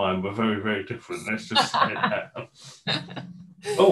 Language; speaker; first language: English; native; English